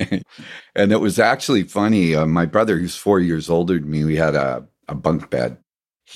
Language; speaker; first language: English; native; English